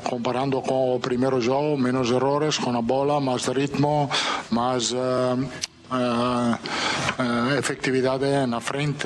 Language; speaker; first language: Portuguese; non-native, learner; Italian